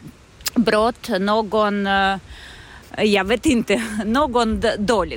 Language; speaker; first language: Swedish; non-native, learner; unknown